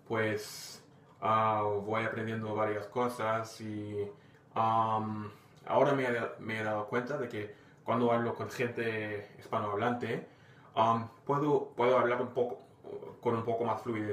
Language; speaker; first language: Spanish; non-native, fluent; English